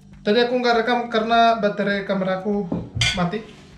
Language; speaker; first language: Indonesian; native; Indonesian